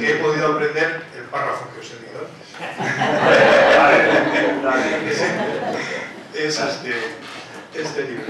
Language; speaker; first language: Spanish; native; Spanish